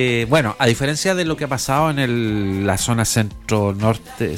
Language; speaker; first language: Spanish; native; Spanish